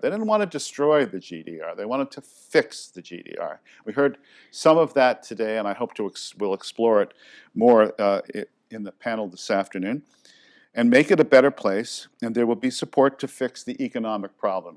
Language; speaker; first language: English; native; English